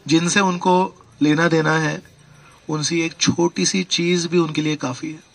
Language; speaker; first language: Hindi; non-native, local second language; Marathi